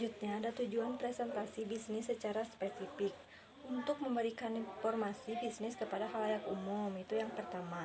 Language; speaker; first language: Indonesian; native; Indonesian